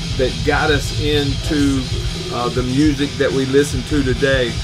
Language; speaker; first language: English; native; English